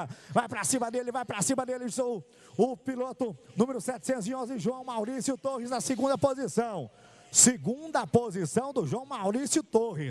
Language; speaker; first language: Portuguese; native; Portuguese